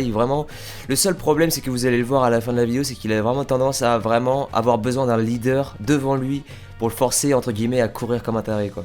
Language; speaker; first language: French; native; French